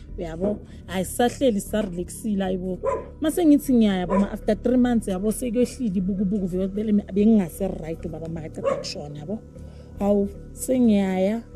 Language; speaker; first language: Zulu; native; Zulu